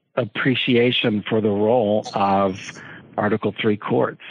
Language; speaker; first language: English; native; English